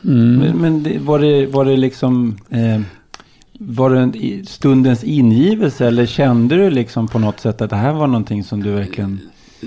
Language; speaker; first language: Swedish; native; Swedish